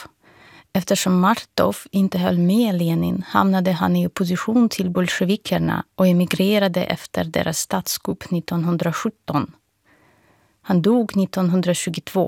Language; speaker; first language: Swedish; non-native, fluent; Russian